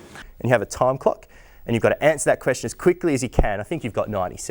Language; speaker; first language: English; native; English